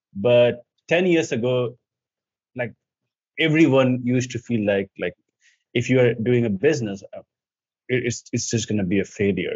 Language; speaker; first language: English; non-native, local second language; Hindi